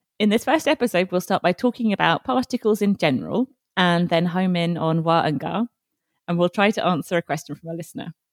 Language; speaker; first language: English; native; English